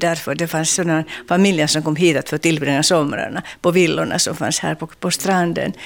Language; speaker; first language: Swedish; non-native, local second language; Finnish